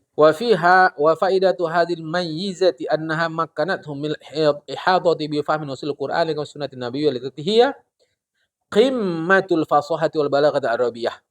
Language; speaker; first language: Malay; non-native, local second language; Indonesian